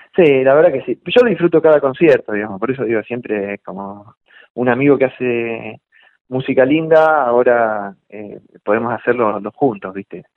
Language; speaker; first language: Spanish; native; Spanish